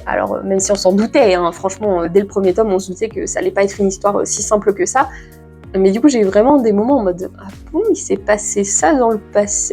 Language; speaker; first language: French; native; French